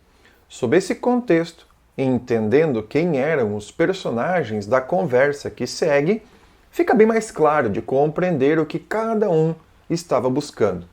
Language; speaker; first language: Portuguese; native; Portuguese